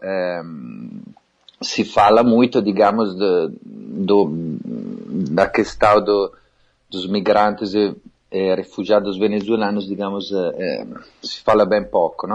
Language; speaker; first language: Portuguese; non-native, fluent; Italian